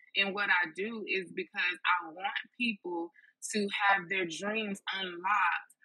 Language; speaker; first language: English; native; English